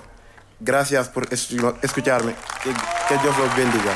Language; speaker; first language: Spanish; non-native, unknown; Wolof